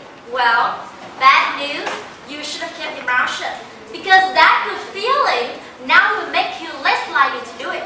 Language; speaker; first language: English; non-native, learner; Vietnamese